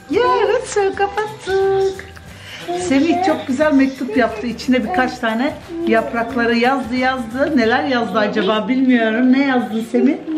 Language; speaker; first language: Turkish; early bilingual, heritage; Turkish